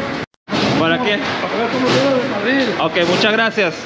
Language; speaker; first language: Spanish; non-native, learner; English